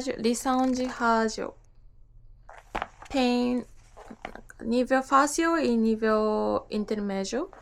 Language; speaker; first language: Portuguese; non-native, learner; Japanese